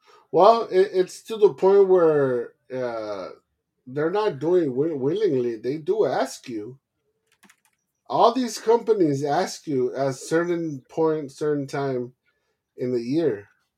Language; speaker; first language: English; early bilingual, other home language; Spanish